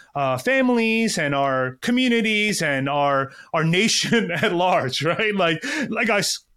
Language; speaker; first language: English; early bilingual, other home language; Korean